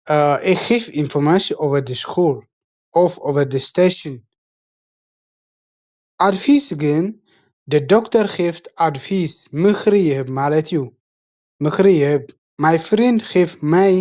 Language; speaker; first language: Dutch; non-native, fluent; Tigrinya